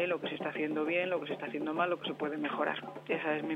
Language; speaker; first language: Spanish; native; Spanish